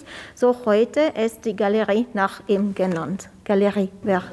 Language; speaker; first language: German; non-native, fluent; Italian